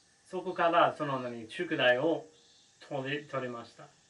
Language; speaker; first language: Japanese; non-native, learner; English